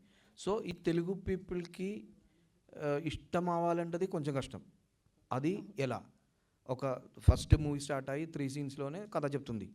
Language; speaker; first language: Telugu; non-native, fluent; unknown